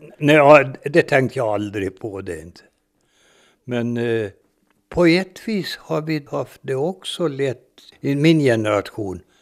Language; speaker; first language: Swedish; native; Swedish